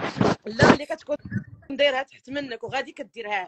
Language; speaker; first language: Arabic; native; Arabic